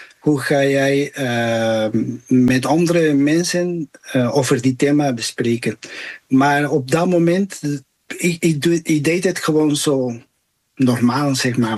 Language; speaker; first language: Dutch; non-native, fluent; Spanish